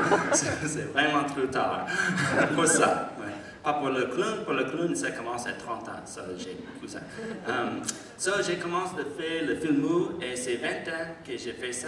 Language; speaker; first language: French; non-native, learner; English